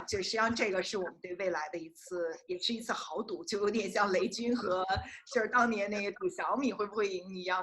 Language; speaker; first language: Chinese; native; Chinese